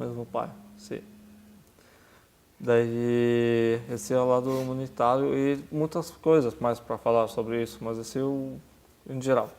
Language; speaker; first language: Portuguese; non-native, fluent; Arabic